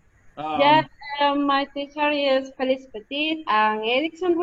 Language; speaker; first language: English; non-native, learner; Spanish